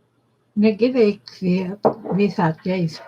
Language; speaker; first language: Danish; non-native, fluent; Filipino